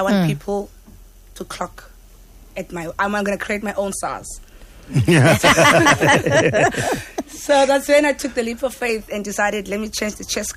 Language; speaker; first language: English; non-native, local second language; Xhosa